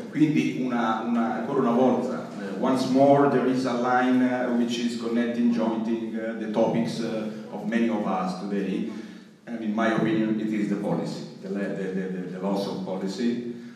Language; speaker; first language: English; non-native, fluent; Italian